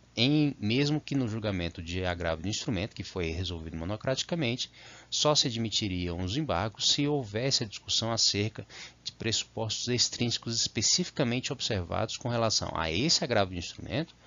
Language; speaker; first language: Portuguese; native; Portuguese